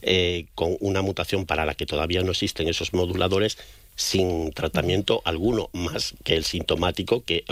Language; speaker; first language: Spanish; native; Spanish